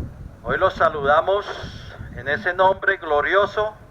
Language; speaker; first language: Spanish; native; Spanish